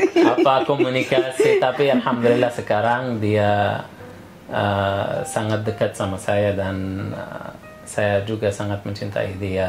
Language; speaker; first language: Indonesian; non-native, fluent; Arabic